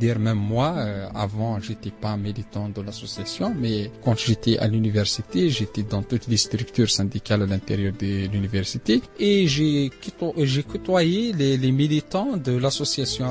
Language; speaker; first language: French; non-native, local second language; Arabic